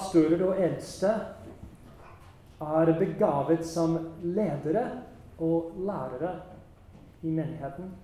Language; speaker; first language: Norwegian; non-native, fluent; English